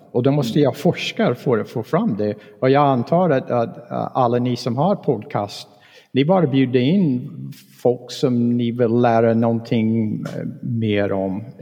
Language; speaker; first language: Swedish; non-native, fluent; English